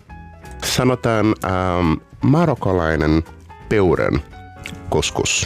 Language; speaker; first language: Finnish; non-native, fluent; Portuguese